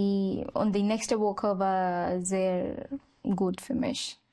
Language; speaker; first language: German; non-native, learner; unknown